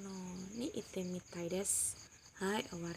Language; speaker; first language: Japanese; non-native, learner; Indonesian